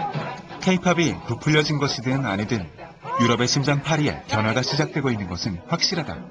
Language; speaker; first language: Korean; native; Korean